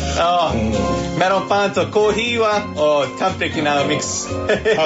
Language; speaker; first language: Japanese; non-native, fluent; English